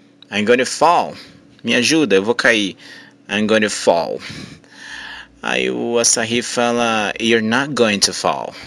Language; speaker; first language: English; non-native, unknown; Portuguese